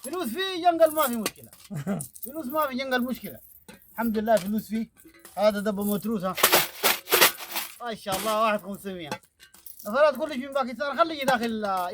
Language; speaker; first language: Arabic; non-native, learner; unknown